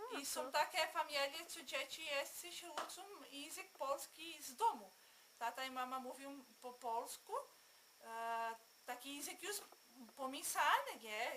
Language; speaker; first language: Polish; early bilingual, heritage; Polish